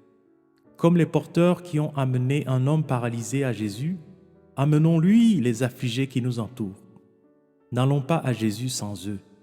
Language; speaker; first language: French; non-native, local second language; Kinyarwanda